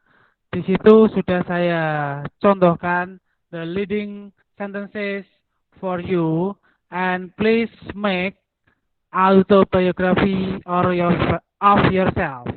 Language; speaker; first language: English; non-native, fluent; Indonesian